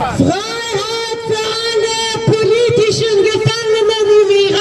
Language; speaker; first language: German; non-native, learner; Persian